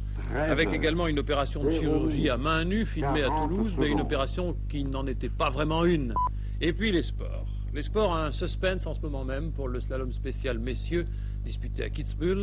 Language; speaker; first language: French; native; French